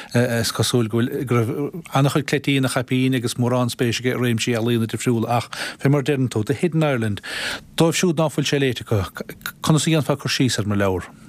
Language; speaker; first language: Irish; native; Irish